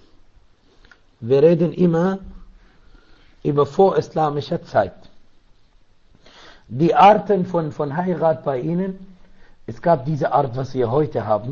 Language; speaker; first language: German; non-native, learner; Arabic